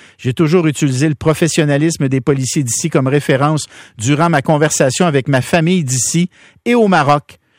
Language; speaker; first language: French; native; French